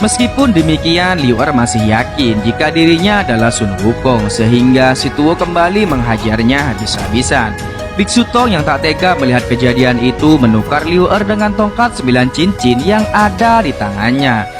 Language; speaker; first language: Indonesian; native; Indonesian